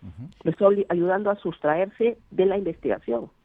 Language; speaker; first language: Spanish; native; Spanish